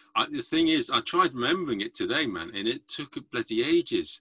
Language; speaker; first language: English; native; English